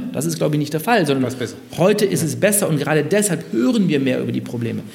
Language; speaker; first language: German; native; German